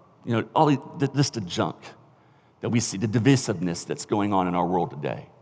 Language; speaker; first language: English; native; English